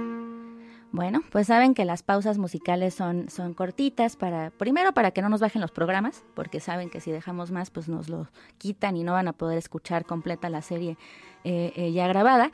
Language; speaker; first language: Spanish; native; Spanish